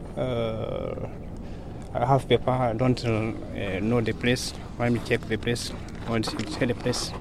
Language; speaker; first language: English; non-native, fluent; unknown